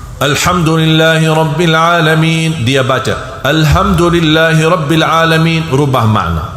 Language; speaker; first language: Malay; non-native, fluent; Arabic